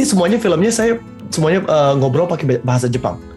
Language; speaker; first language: Indonesian; early bilingual, heritage; Indonesian